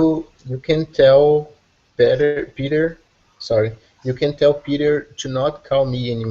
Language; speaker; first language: English; non-native, learner; Portuguese